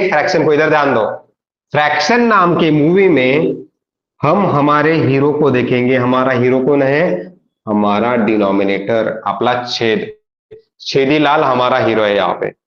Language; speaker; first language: Hindi; non-native, local second language; Marathi